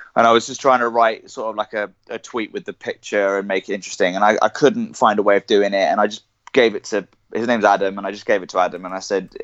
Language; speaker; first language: English; native; English